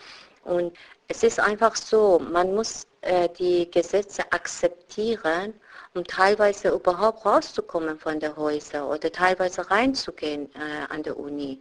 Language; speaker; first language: German; non-native, fluent; Persian